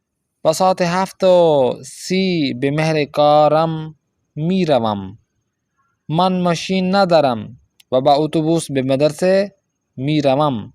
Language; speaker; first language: Persian; non-native, fluent; Urdu